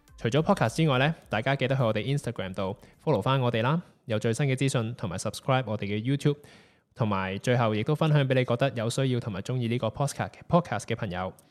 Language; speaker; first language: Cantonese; native; Cantonese